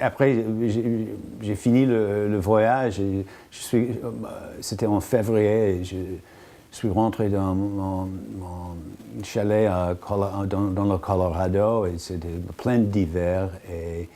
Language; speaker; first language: French; non-native, fluent; English